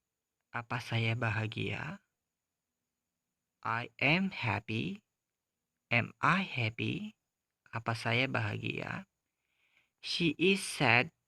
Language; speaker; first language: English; non-native, fluent; Indonesian